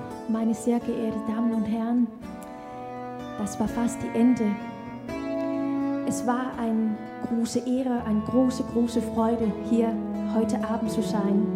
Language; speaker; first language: German; non-native, learner; Danish